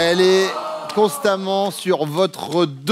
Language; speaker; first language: French; native; French